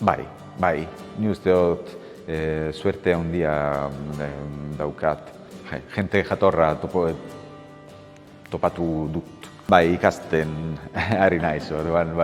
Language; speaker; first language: Basque; non-native, learner; Italian